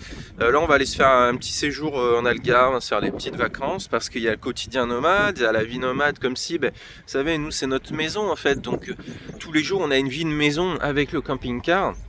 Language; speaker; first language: French; native; French